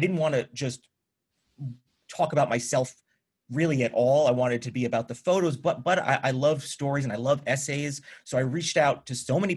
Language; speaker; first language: English; native; English